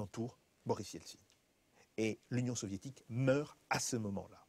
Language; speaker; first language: French; native; French